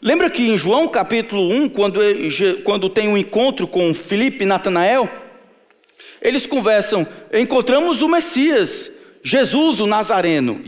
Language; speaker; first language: Portuguese; native; Portuguese